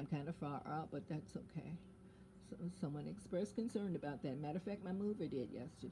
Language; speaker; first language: English; native; English